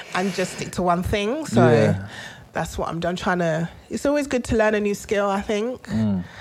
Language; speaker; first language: English; native; English